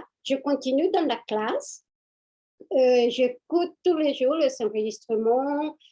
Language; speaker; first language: French; non-native, fluent; Spanish